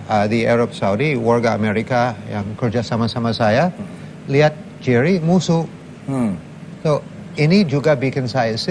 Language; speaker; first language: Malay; non-native, fluent; English